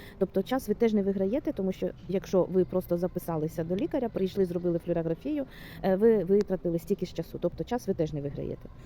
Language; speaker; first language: Ukrainian; non-native, local second language; Russian